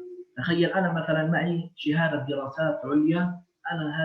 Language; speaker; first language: Arabic; native; Arabic